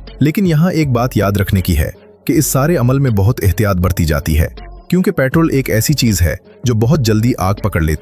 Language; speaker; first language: Urdu; native; Urdu